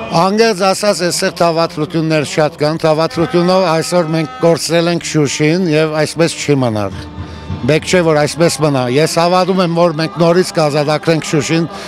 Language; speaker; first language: Armenian; early bilingual, heritage; Armenian